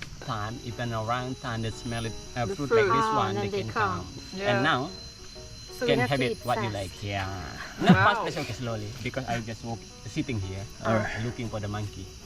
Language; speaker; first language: English; non-native, learner; Indonesian